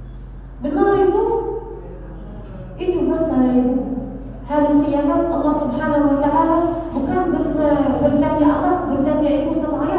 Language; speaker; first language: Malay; non-native, learner; Arabic